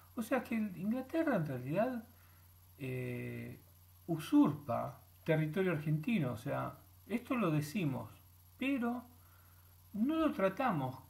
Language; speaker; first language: Spanish; early bilingual, heritage; Spanish